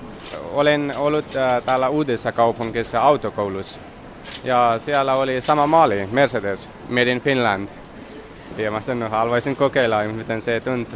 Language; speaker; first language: Finnish; non-native, learner; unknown